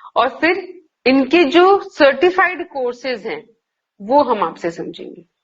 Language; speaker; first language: Hindi; native; Hindi